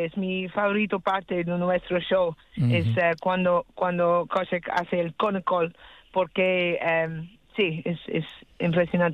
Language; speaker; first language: Spanish; non-native, learner; English